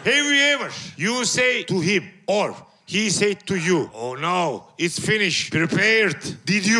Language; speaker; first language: English; non-native, learner; Turkish